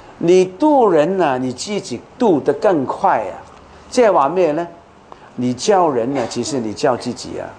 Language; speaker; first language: Chinese; non-native, local second language; Cantonese